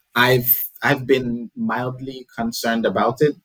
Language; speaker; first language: English; non-native, local second language; Yoruba